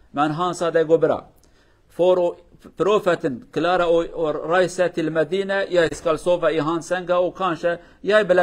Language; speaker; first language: Norwegian; non-native, learner; Kurdish